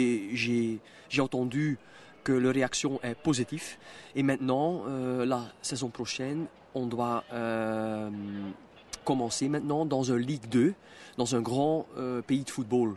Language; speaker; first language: French; non-native, local second language; Dutch